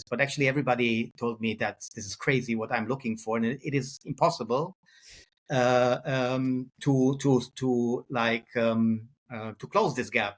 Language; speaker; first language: English; non-native, fluent; German